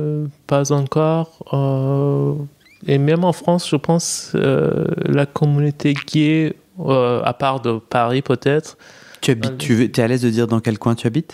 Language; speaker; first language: French; non-native, fluent; Persian